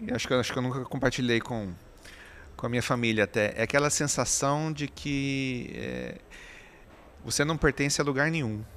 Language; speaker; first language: Portuguese; native; Portuguese